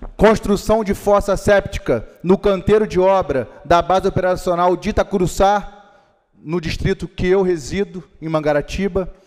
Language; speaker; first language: Portuguese; native; Portuguese